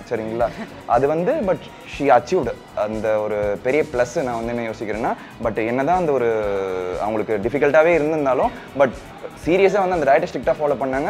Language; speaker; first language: Tamil; native; Tamil